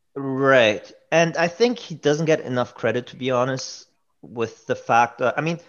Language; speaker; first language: English; early bilingual, other home language; German